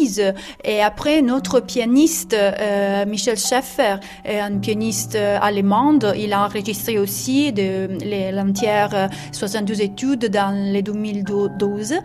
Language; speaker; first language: French; non-native, learner; Italian